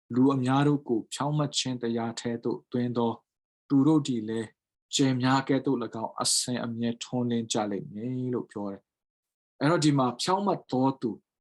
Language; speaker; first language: Burmese; non-native, local second language; Tedim Chin